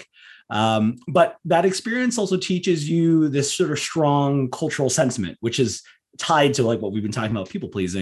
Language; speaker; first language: English; native; English